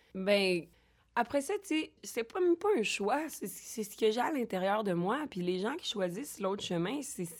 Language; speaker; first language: French; native; French